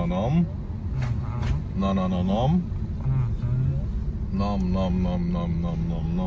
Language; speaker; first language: Russian; non-native, learner; Turkish